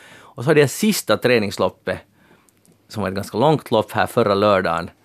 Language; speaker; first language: Swedish; native; Swedish